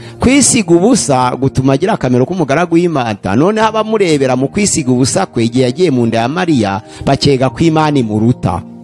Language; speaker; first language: Kinyarwanda; native; Kinyarwanda